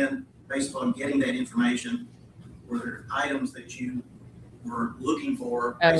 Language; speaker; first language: English; native; English